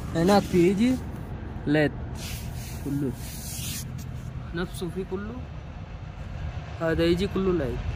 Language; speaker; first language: Arabic; non-native, learner; Hindi